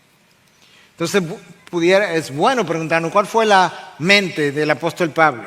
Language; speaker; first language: Spanish; native; Spanish